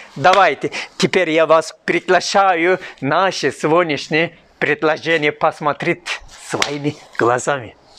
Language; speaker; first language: Russian; non-native, learner; Turkish